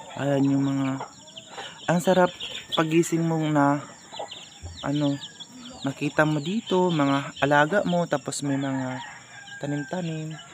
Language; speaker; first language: Filipino; non-native, local second language; Cebuano